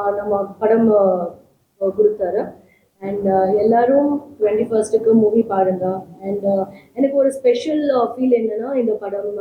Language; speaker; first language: Tamil; non-native, learner; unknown